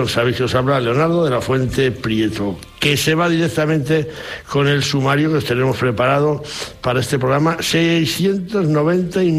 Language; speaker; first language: Spanish; native; Spanish